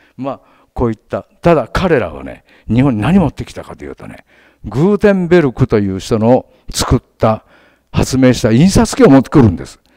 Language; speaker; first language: Japanese; native; Japanese